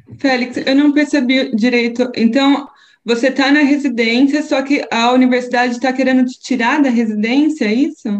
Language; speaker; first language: Portuguese; native; Portuguese